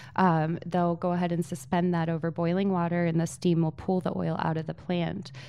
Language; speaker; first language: English; early bilingual, other home language; Polish